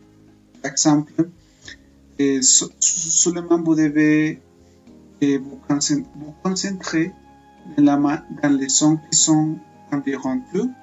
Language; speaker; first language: French; non-native, fluent; Spanish